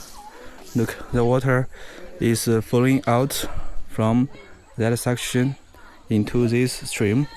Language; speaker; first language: English; non-native, fluent; Chinese